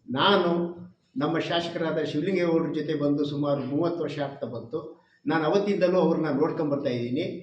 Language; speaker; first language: Kannada; non-native, local second language; Lambadi